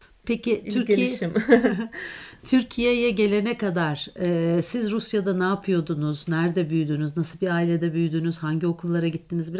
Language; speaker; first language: Turkish; native; Turkish